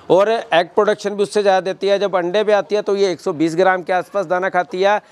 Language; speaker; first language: Hindi; native; Hindi